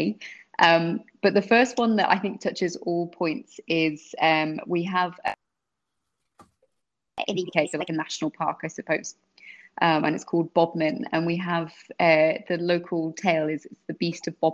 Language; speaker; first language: English; native; English